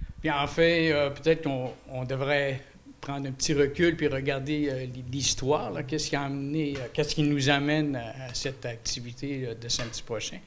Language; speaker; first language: French; native; French